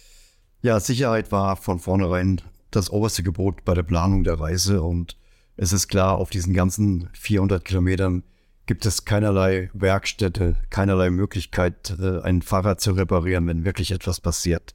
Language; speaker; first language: German; native; German